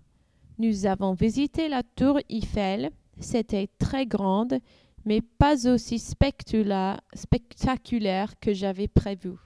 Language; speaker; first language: French; non-native, learner; English